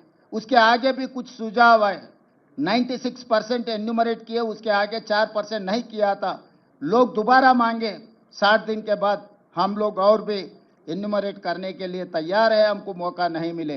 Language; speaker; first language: Hindi; non-native, local second language; Telugu